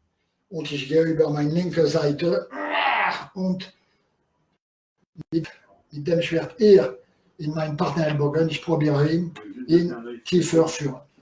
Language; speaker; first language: German; non-native, learner; French